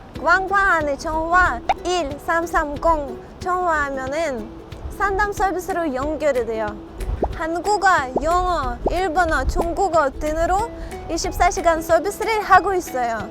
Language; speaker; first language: Korean; non-native, fluent; Russian